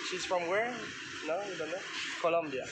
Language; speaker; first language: English; non-native, fluent; French